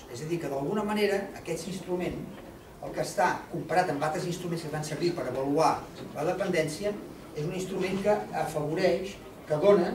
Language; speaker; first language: Catalan; native; Catalan